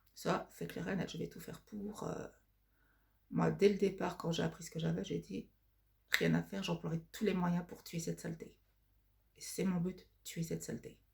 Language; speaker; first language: French; native; French